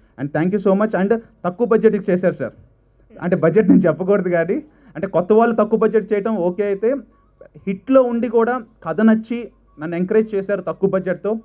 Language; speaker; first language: Telugu; native; Telugu